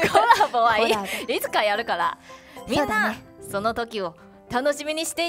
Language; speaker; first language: Japanese; non-native, fluent; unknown